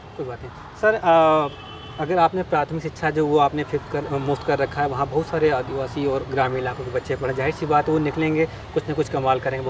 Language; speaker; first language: Hindi; native; Hindi